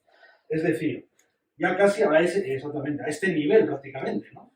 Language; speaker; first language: Spanish; native; Spanish